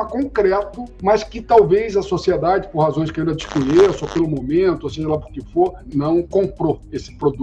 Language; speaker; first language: Portuguese; native; Portuguese